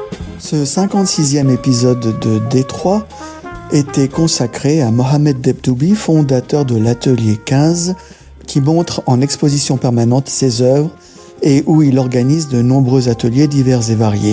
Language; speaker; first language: French; native; French